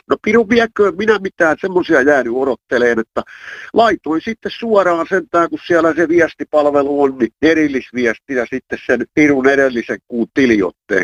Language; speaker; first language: Finnish; native; Finnish